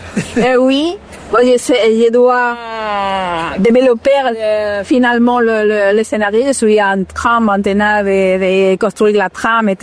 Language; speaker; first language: French; non-native, fluent; Spanish